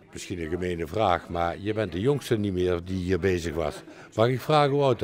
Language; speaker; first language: Dutch; native; Dutch